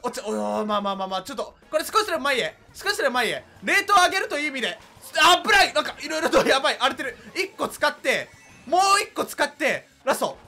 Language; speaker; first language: Japanese; native; Japanese